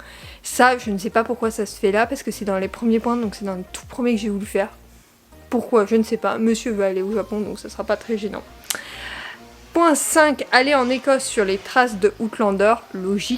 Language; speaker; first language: French; native; French